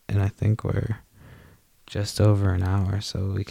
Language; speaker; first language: English; native; English